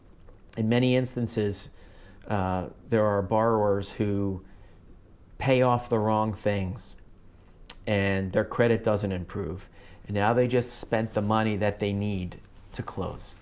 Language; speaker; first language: English; native; English